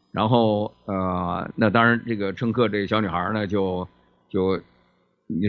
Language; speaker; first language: Chinese; native; Chinese